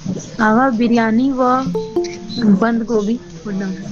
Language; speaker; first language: Persian; non-native, learner; Urdu